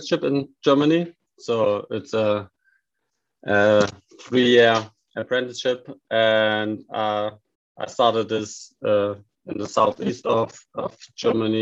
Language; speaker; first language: English; non-native, fluent; German